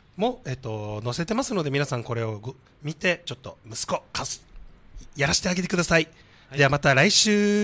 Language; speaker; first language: Japanese; native; Japanese